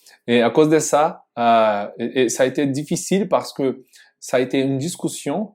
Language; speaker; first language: French; non-native, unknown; Portuguese